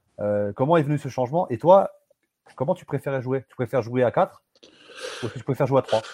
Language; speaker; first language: French; native; French